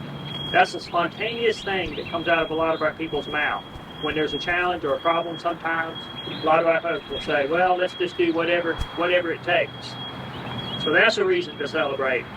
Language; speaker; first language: English; native; English